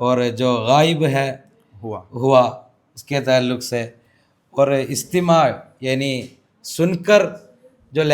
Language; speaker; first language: Hindi; non-native, local second language; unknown